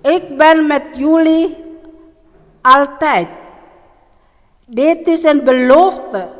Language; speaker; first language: Dutch; non-native, learner; Indonesian